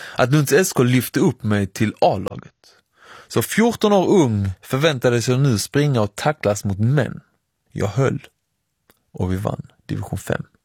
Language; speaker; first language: Swedish; early bilingual, other home language; Persian